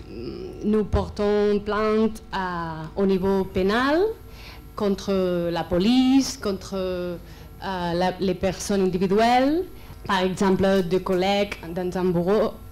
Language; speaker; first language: French; non-native, fluent; Spanish